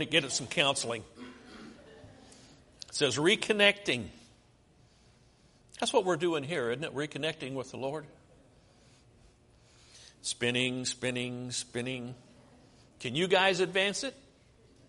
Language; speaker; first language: English; native; English